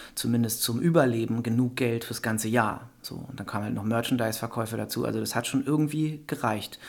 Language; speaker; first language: German; native; German